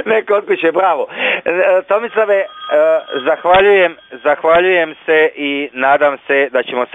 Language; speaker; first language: Croatian; native; Croatian